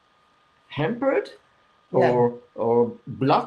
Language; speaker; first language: English; non-native, fluent; French